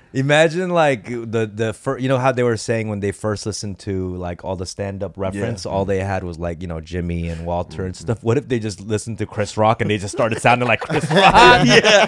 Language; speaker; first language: English; early bilingual, other home language; Korean